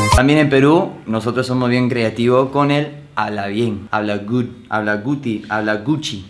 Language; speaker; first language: Spanish; non-native, fluent; English